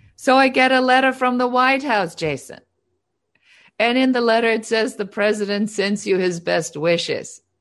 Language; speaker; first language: English; non-native, fluent; German